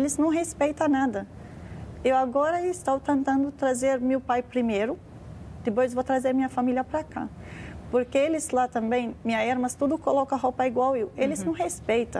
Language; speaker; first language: Portuguese; non-native, learner; Arabic